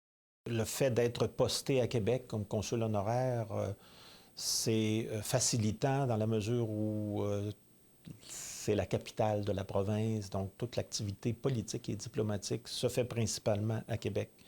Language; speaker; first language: French; native; French